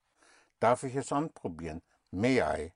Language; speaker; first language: German; non-native, fluent; English